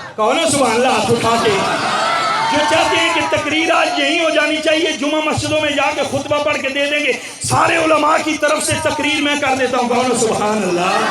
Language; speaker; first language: Urdu; non-native, local second language; Pashto